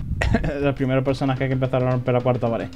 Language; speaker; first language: Spanish; native; Spanish